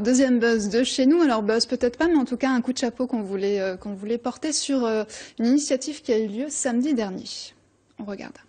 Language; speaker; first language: French; native; French